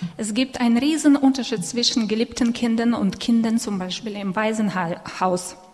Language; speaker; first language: German; non-native, fluent; Russian